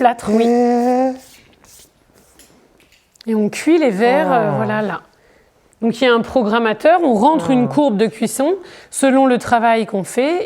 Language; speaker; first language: French; native; French